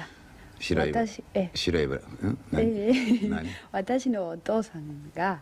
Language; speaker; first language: Japanese; non-native, learner; Spanish